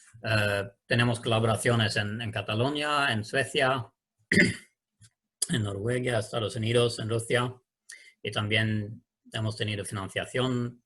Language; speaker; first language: Spanish; non-native, learner; Swedish